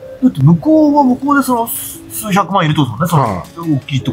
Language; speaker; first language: Japanese; native; Japanese